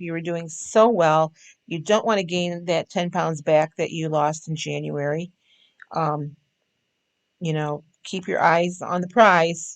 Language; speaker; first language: English; native; English